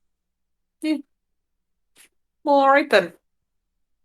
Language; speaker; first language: English; native; English